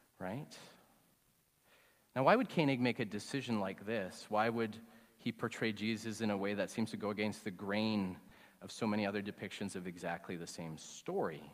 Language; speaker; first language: English; native; English